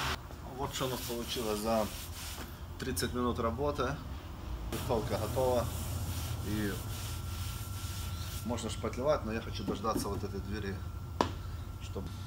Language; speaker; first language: Russian; native; Russian